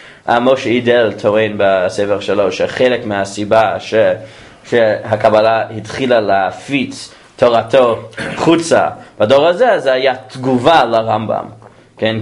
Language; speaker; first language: Hebrew; non-native, fluent; English